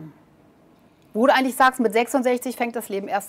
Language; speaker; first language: German; native; German